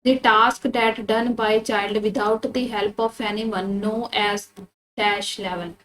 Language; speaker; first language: English; non-native, local second language; Punjabi